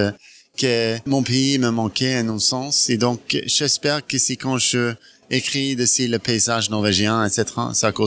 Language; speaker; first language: French; non-native, fluent; Norwegian